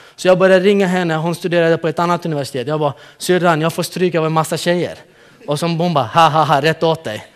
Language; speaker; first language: Swedish; early bilingual, other home language; Central Kurdish